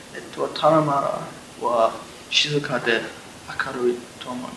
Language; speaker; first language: Japanese; non-native, learner; English